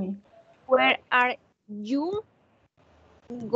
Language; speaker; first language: English; non-native, learner; Spanish